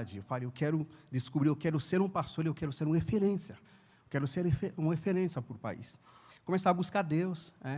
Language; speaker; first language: Portuguese; non-native, fluent; Haitian Creole